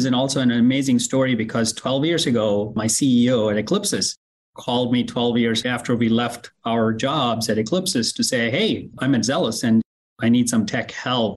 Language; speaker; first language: English; non-native, local second language; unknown